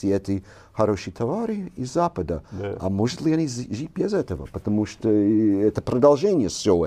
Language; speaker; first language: Russian; non-native, fluent; English